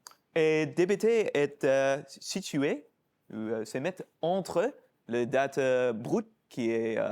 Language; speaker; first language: French; non-native, fluent; English